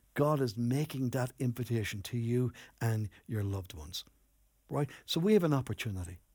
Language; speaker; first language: English; native; English